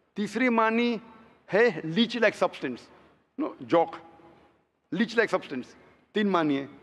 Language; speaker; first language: Hindi; non-native, local second language; Konkani